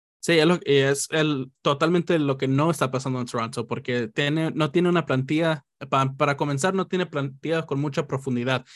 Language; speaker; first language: Spanish; native; Spanish